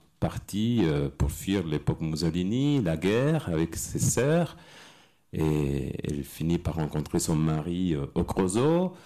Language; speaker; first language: French; non-native, fluent; Spanish